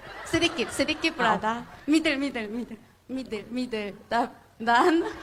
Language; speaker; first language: Indonesian; non-native, fluent; Korean